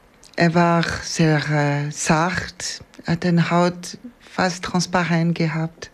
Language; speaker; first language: German; non-native, fluent; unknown